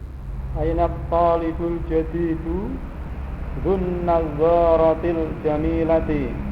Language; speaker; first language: Arabic; non-native, learner; Indonesian